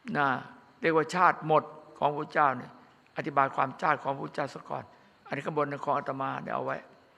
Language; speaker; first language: Thai; native; Thai